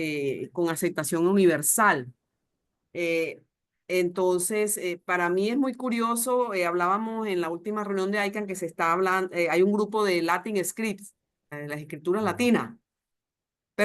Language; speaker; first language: Spanish; native; Spanish